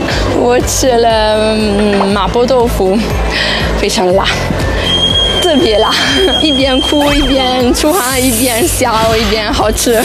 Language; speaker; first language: Chinese; non-native, fluent; Italian